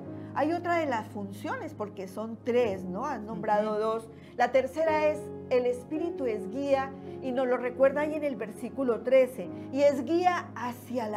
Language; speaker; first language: Spanish; native; Spanish